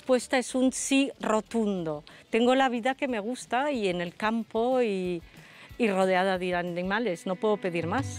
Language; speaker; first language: Spanish; non-native, fluent; French